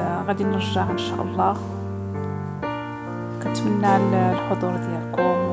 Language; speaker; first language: Arabic; native; Arabic